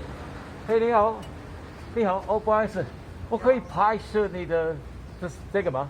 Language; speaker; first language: Chinese; non-native, learner; English